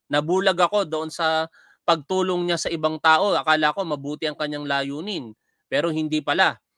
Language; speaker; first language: Filipino; native; Filipino